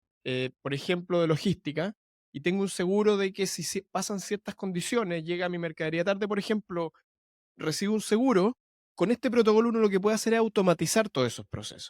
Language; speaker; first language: Spanish; native; Spanish